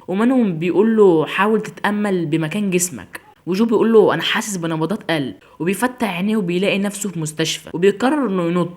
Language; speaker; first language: Arabic; native; Arabic